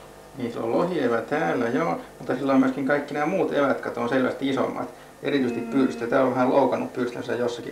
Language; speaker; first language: Finnish; native; Finnish